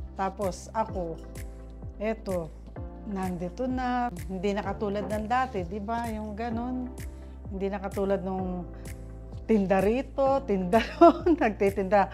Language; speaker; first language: Filipino; native; Filipino